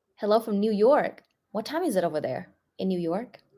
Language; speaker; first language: English; non-native, fluent; Vietnamese